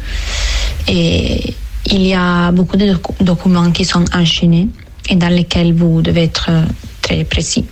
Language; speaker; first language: French; non-native, fluent; Italian